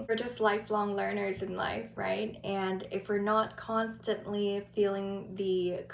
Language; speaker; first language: English; native; English